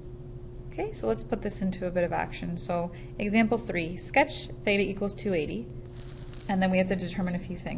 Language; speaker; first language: English; native; English